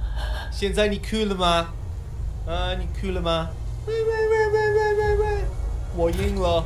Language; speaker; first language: Chinese; non-native, learner; English